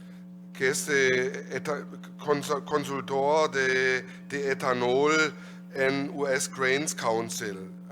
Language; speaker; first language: Spanish; non-native, learner; German